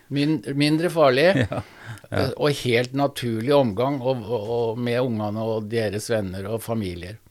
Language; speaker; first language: Norwegian; native; Norwegian